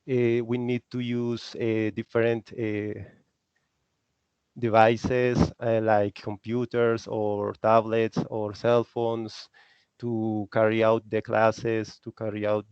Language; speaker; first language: English; non-native, learner; Spanish